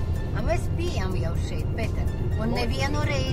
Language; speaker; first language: Latvian; non-native, local second language; Russian